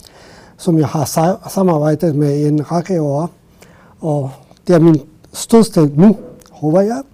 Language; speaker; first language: Danish; non-native, fluent; Italian